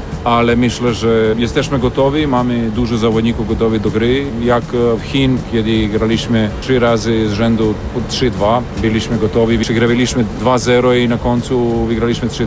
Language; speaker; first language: Polish; non-native, learner; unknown